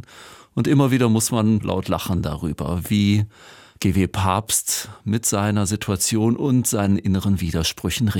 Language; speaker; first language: German; native; German